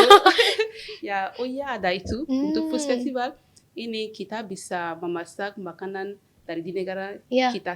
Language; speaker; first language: Indonesian; non-native, learner; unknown